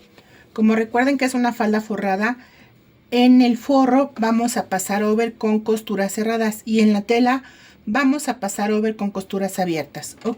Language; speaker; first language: Spanish; native; Spanish